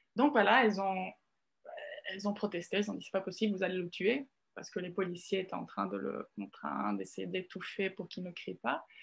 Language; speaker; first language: French; non-native, fluent; Italian